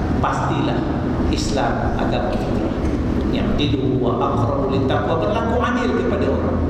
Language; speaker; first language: Malay; non-native, local second language; Chinese